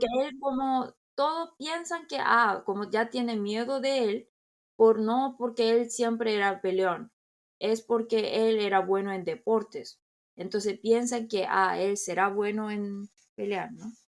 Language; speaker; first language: Spanish; non-native, fluent; Korean